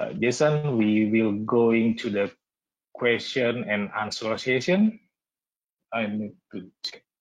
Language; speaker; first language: English; non-native, learner; Indonesian